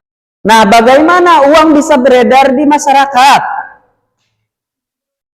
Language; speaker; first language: Indonesian; native; Indonesian